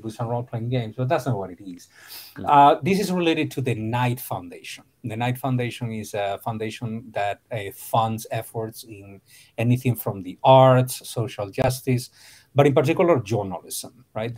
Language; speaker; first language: English; non-native, fluent; Spanish